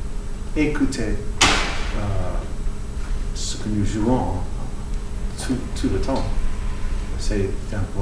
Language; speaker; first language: French; non-native, fluent; English